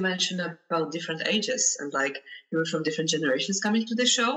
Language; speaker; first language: English; non-native, fluent; Polish